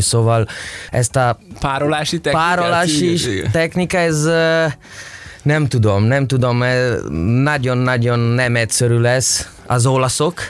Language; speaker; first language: Hungarian; non-native, learner; Italian